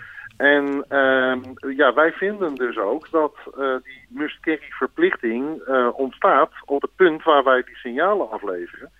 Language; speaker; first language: Dutch; native; Dutch